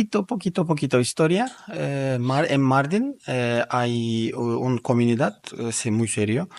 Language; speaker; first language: Spanish; non-native, learner; Turkish